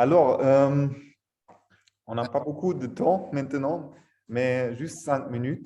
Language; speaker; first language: French; non-native, learner; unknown